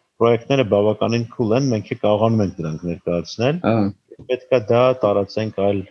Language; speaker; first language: Armenian; native; Armenian